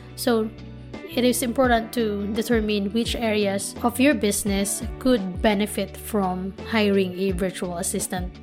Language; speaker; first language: English; non-native, local second language; Filipino